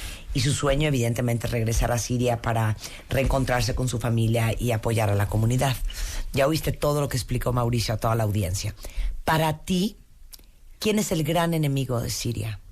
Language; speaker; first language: Spanish; native; Spanish